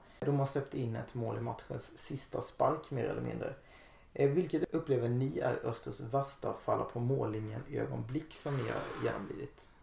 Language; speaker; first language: Swedish; native; Swedish